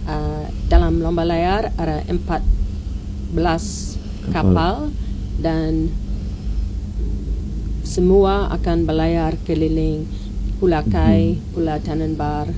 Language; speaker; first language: Indonesian; non-native, learner; English